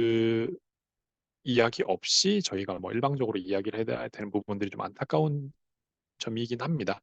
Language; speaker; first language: Korean; native; Korean